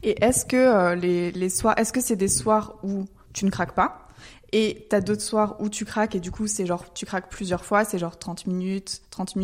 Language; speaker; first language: French; native; French